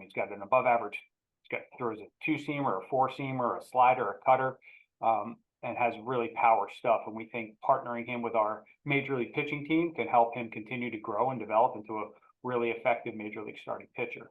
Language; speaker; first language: English; native; English